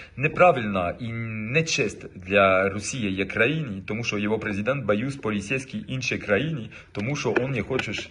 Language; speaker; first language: Ukrainian; non-native, learner; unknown